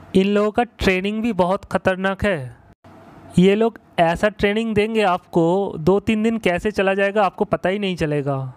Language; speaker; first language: Hindi; non-native, local second language; Bangla